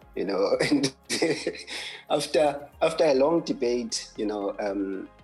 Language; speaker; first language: English; non-native, local second language; Zulu